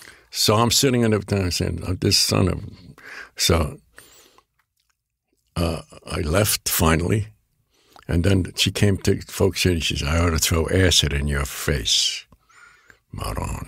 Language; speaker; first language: English; native; English